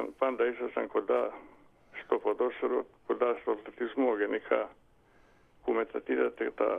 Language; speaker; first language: Greek; non-native, fluent; Bosnian